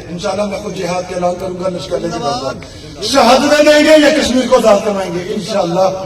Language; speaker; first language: Urdu; early bilingual, heritage; Urdu